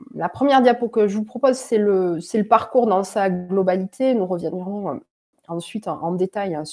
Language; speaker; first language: French; native; French